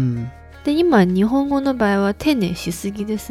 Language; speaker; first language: Japanese; non-native, fluent; Chinese